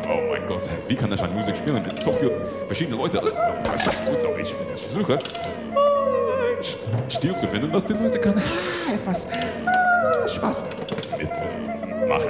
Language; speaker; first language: German; non-native, learner; English